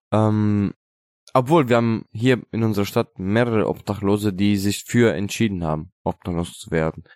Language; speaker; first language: German; non-native, fluent; Italian